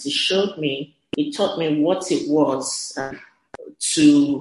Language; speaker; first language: English; non-native, local second language; Yoruba